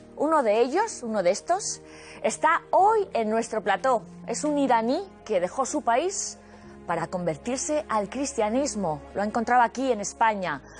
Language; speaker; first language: Spanish; native; Spanish